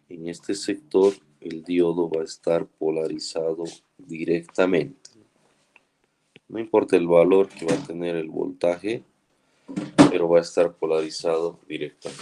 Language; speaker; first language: Spanish; native; Spanish